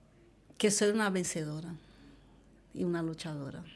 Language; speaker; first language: Spanish; non-native, fluent; Portuguese